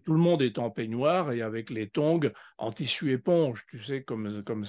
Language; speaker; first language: French; native; French